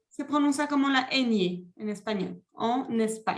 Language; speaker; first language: Spanish; non-native, fluent; French